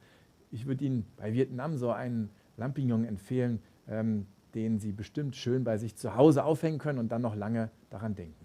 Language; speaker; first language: German; native; German